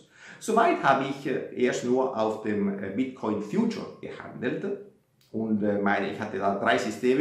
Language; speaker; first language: German; non-native, fluent; Italian